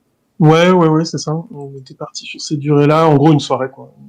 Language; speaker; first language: French; native; French